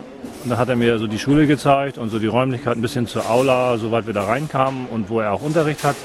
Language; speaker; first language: German; native; German